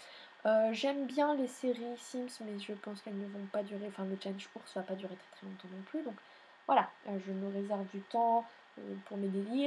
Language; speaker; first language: French; native; French